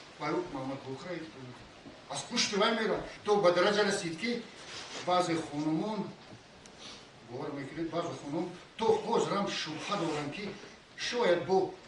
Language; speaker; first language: Tajik; non-native, local second language; Shughni